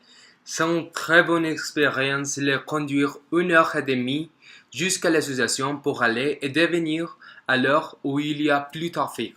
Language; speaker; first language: French; non-native, learner; Spanish